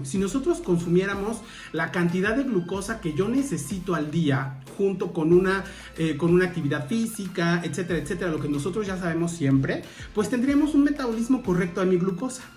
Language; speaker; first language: Spanish; native; Spanish